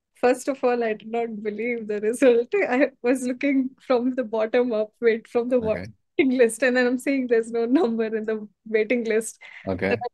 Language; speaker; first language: English; non-native, local second language; Hindi